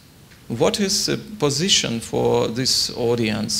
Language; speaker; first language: English; non-native, learner; Ukrainian